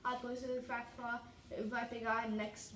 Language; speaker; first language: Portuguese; early bilingual, heritage; English